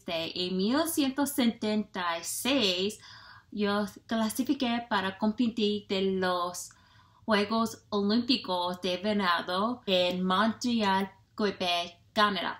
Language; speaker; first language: Spanish; non-native, learner; English